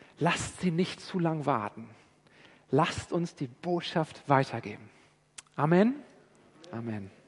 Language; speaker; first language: German; native; German